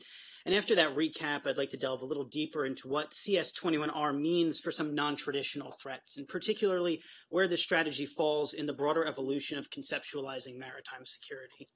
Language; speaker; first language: English; native; English